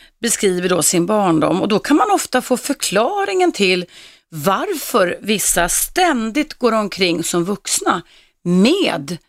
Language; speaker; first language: Swedish; native; Swedish